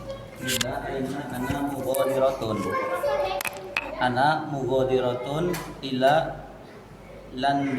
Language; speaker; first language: Arabic; non-native, learner; Indonesian